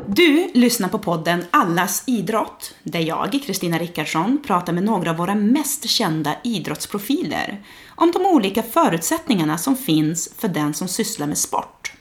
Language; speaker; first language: Swedish; early bilingual, other home language; Portuguese